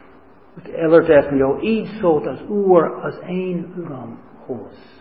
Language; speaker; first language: Hungarian; non-native, fluent; English